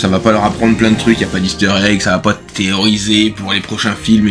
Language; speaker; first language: French; native; French